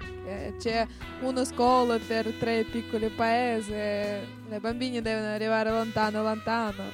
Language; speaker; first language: Italian; non-native, learner; Russian